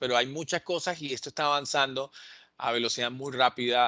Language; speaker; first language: Spanish; native; Spanish